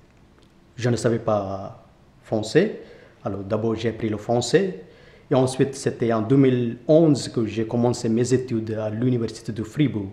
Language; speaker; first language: French; non-native, fluent; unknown